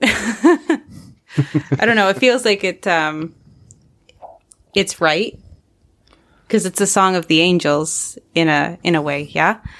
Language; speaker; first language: English; native; English